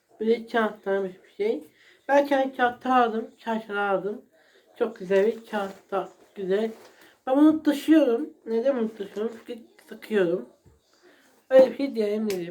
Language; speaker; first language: Turkish; non-native, learner; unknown